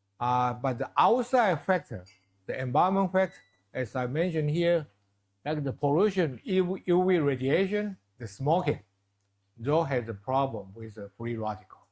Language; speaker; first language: English; non-native, fluent; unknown